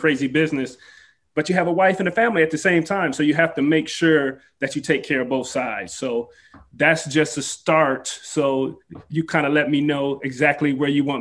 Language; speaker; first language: English; native; English